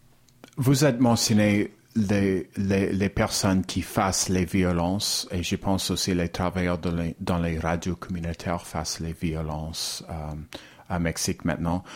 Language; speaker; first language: French; non-native, learner; English